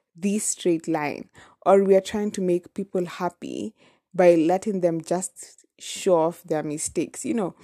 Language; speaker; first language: English; non-native, local second language; Kamba